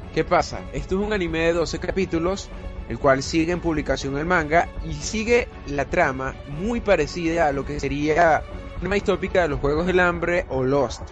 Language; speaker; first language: Spanish; native; Spanish